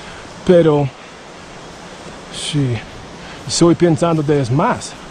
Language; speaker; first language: Spanish; non-native, learner; English